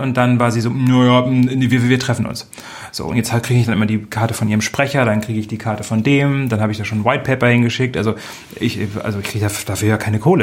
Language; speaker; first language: German; native; German